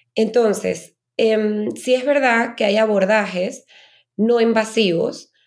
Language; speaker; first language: Spanish; native; Spanish